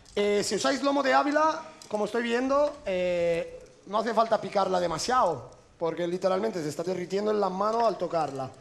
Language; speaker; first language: Spanish; non-native, fluent; Italian